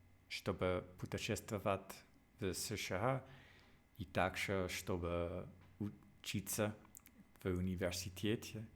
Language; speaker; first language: Russian; non-native, learner; English